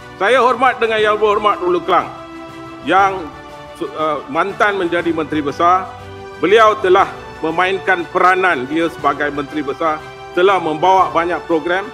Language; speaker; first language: Malay; non-native, local second language; Tamil